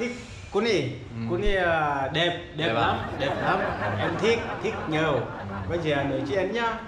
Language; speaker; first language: Vietnamese; non-native, learner; Portuguese